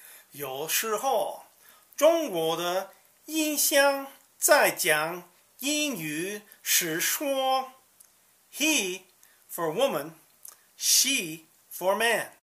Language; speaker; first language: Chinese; non-native, learner; English